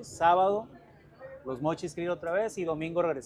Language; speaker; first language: Spanish; native; Spanish